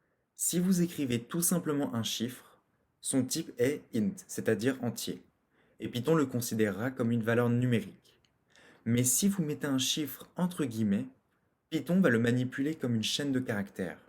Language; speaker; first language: French; native; French